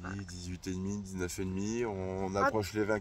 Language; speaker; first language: French; native; French